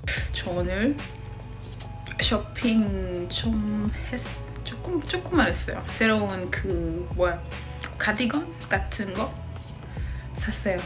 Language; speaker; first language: Korean; non-native, fluent; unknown